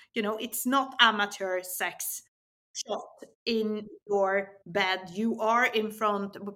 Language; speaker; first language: English; non-native, fluent; Swedish